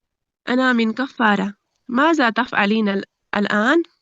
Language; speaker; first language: Arabic; non-native, learner; Kashmiri